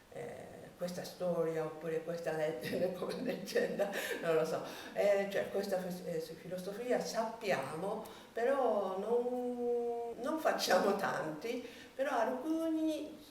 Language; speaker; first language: Italian; non-native, learner; Japanese